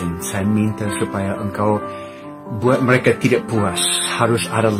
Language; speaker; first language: Indonesian; non-native, fluent; English